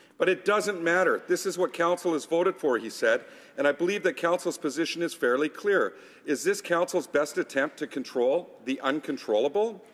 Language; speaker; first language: English; native; English